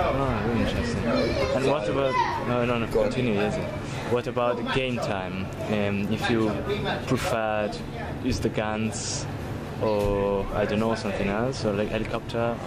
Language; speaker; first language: English; non-native, fluent; Italian